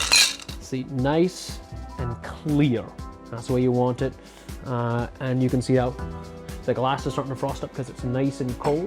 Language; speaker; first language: English; native; English